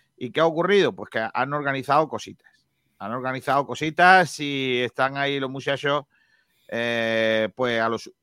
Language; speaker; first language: Spanish; native; Spanish